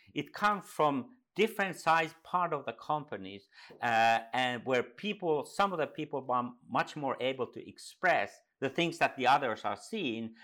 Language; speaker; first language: English; non-native, fluent; Finnish